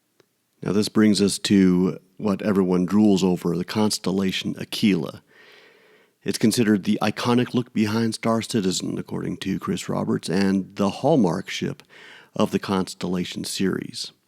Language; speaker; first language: English; native; English